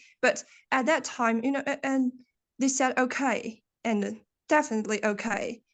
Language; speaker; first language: English; non-native, learner; Chinese